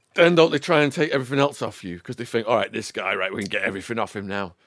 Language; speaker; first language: English; native; English